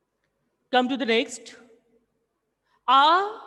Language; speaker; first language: English; non-native, local second language; Hindi